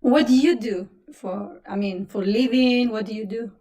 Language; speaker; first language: English; non-native, fluent; Italian